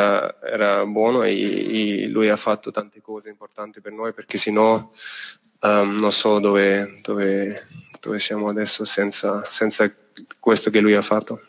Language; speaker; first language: Italian; non-native, fluent; German